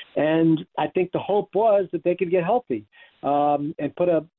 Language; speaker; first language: English; native; English